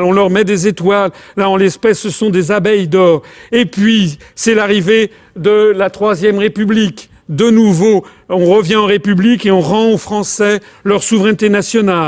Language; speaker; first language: French; native; French